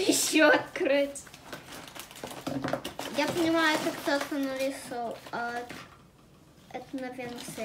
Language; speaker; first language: Russian; early bilingual, heritage; Russian